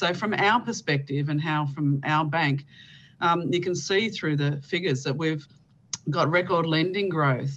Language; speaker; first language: English; native; English